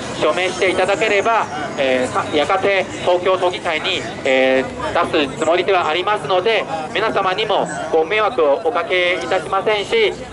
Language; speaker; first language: Japanese; non-native, fluent; Chinese